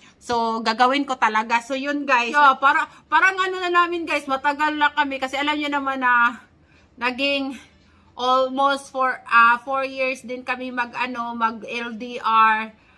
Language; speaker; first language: Filipino; non-native, local second language; Cebuano